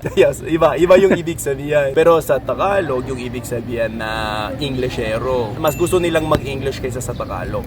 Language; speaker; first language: Filipino; non-native, fluent; English